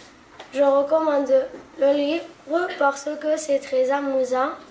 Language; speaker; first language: French; non-native, learner; Catalan